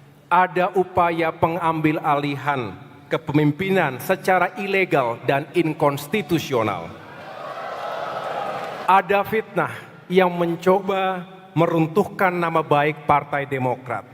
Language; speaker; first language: Indonesian; native; Indonesian